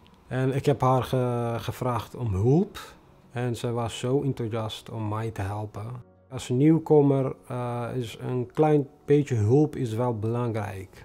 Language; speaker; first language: Dutch; non-native, fluent; Tigrinya